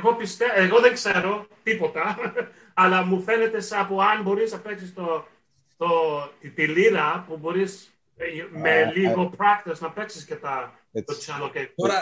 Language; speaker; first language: Greek; early bilingual, heritage; Greek